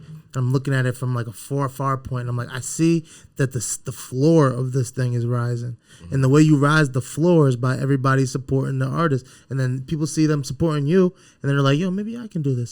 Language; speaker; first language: English; native; English